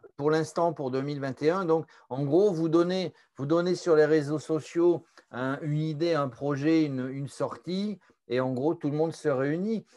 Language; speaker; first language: French; native; French